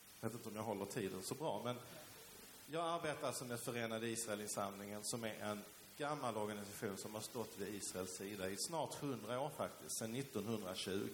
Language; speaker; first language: Swedish; early bilingual, other home language; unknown